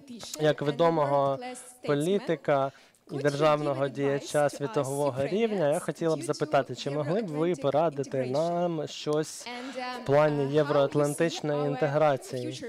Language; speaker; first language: Ukrainian; native; Ukrainian